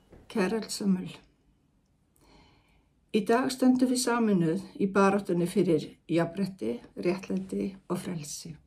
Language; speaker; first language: Icelandic; non-native, fluent; Kalaallisut